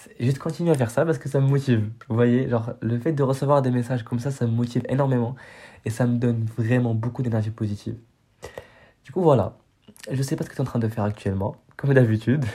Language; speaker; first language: French; non-native, local second language; Arabic